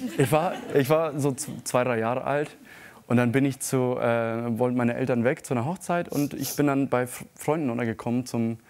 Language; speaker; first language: German; non-native, local second language; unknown